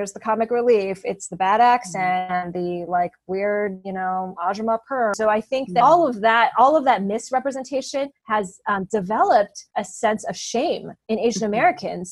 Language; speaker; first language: English; native; English